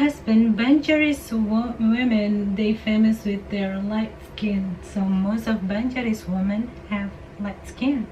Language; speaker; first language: English; non-native, fluent; Indonesian